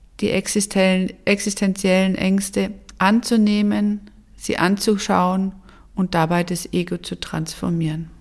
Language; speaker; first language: German; native; German